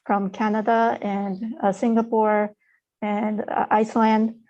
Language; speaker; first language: English; non-native, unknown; Japanese